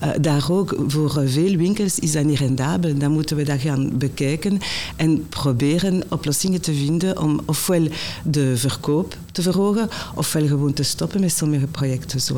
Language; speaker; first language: Dutch; non-native, local second language; French